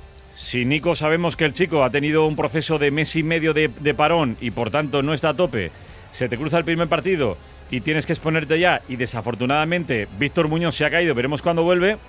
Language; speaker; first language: Spanish; native; Spanish